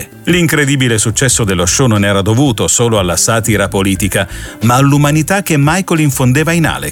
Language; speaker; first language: Italian; native; Italian